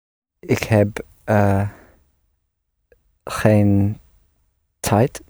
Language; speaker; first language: Dutch; non-native, learner; English